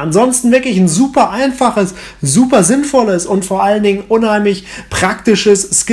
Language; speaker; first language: German; native; German